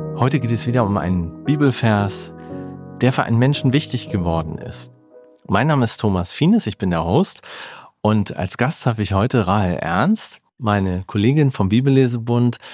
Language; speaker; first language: German; native; German